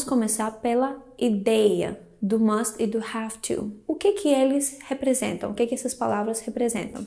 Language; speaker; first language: Portuguese; non-native, fluent; Greek